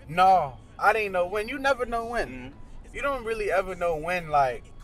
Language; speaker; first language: English; early bilingual, other home language; Haitian Creole